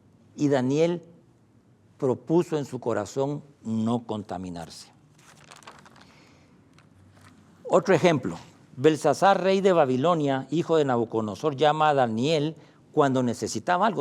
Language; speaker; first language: Spanish; native; Spanish